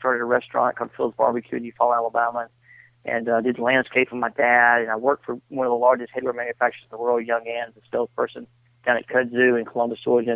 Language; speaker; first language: English; native; English